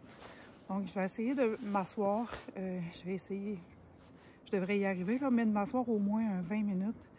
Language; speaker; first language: French; native; French